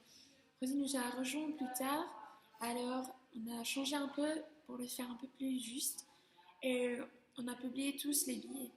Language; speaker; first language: French; non-native, fluent; Spanish